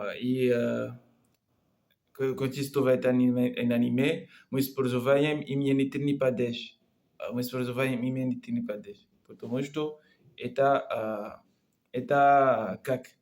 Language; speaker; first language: Russian; non-native, learner; Comorian